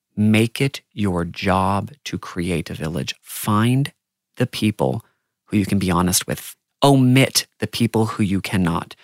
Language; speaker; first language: English; native; English